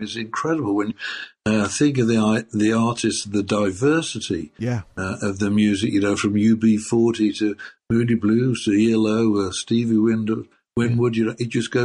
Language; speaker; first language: English; native; English